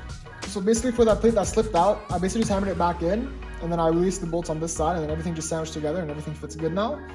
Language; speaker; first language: English; native; English